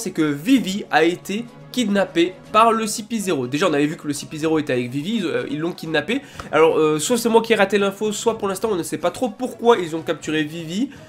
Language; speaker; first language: French; native; French